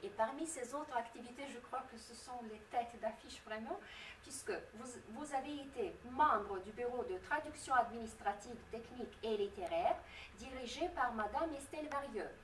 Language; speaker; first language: French; non-native, fluent; Romanian